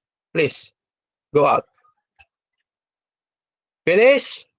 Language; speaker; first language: English; non-native, fluent; Indonesian